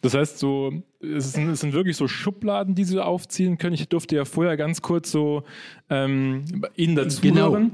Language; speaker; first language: German; native; German